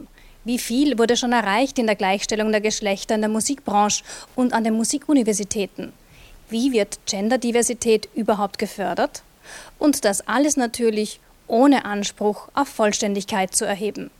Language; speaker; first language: German; native; German